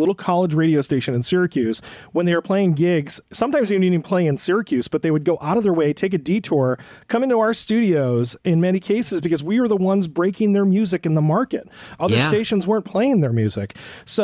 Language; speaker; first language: English; native; English